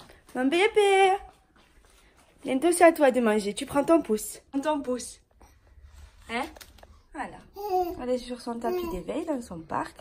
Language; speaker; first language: French; native; French